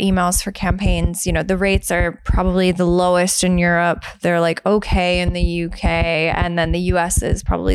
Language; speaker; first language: English; native; English